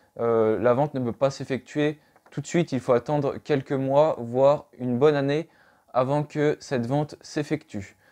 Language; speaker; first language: French; native; French